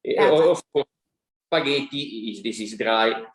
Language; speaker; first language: English; non-native, learner; Italian